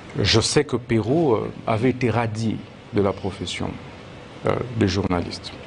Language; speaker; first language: French; non-native, local second language; Lingala